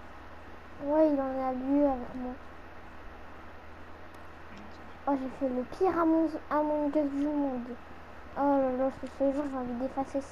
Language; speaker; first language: French; native; French